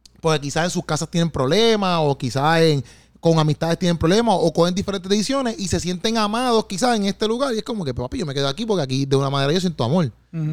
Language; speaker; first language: Spanish; native; Spanish